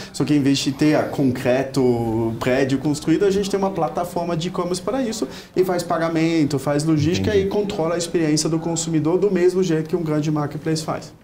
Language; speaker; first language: Portuguese; non-native, fluent; German